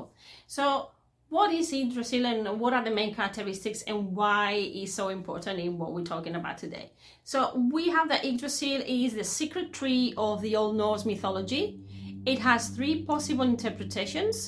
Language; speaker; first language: English; non-native, fluent; Spanish